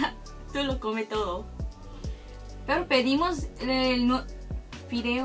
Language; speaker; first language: Spanish; non-native, fluent; Korean